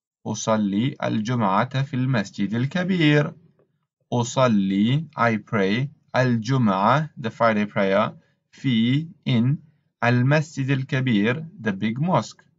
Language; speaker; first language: Arabic; non-native, learner; English